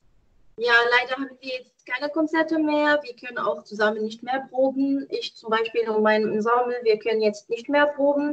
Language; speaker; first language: German; non-native, fluent; Arabic